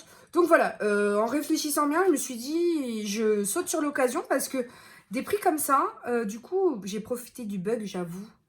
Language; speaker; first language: French; native; French